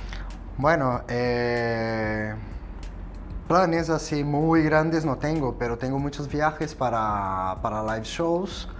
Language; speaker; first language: Spanish; non-native, fluent; Portuguese